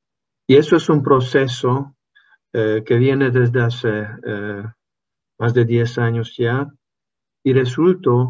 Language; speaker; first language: Spanish; non-native, fluent; Hungarian